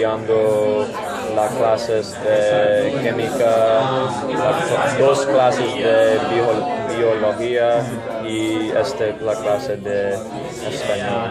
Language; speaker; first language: Spanish; non-native, learner; English